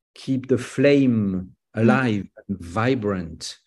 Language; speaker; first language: English; non-native, fluent; French